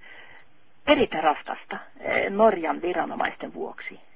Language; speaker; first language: Finnish; non-native, fluent; Norwegian